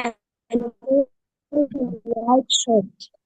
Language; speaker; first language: English; non-native, learner; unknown